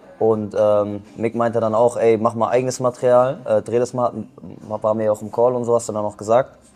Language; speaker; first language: German; early bilingual, other home language; Kurdish